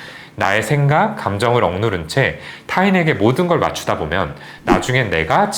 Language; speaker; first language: Korean; native; Korean